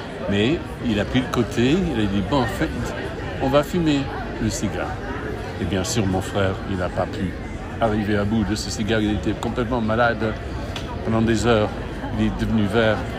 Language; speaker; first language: French; non-native, fluent; English